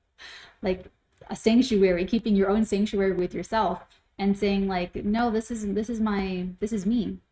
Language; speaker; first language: English; native; English